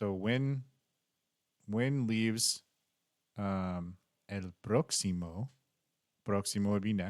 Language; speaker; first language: Spanish; non-native, learner; English